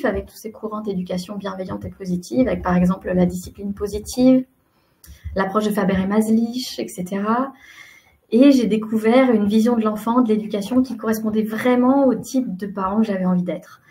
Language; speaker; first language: French; native; French